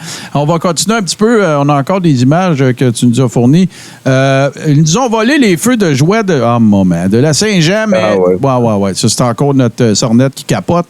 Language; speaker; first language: French; native; French